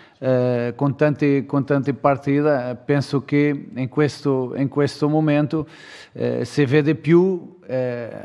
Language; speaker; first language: Italian; non-native, fluent; Portuguese